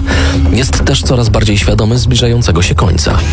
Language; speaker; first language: Polish; native; Polish